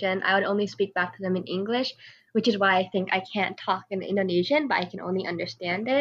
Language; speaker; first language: English; native; English